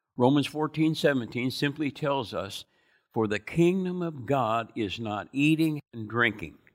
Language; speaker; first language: English; native; English